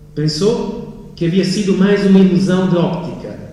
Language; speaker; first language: Portuguese; non-native, fluent; Italian